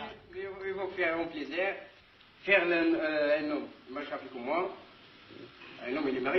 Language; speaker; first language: French; non-native, learner; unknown